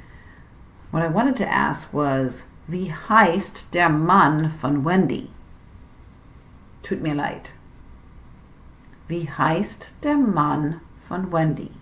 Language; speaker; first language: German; non-native, fluent; English